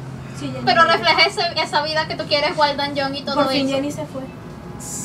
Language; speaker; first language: Spanish; native; Spanish